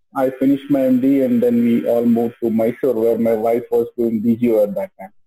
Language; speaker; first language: English; non-native, local second language; Kannada